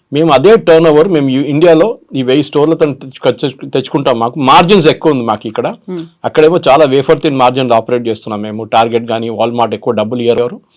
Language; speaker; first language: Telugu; non-native, local second language; Malayalam